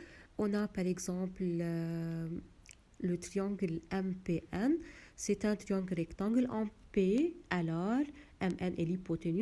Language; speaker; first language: French; non-native, local second language; Arabic